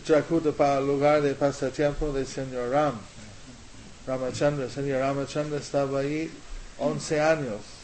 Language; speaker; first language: Spanish; non-native, learner; English